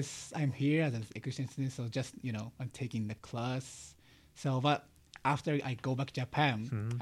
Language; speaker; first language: English; non-native, learner; Japanese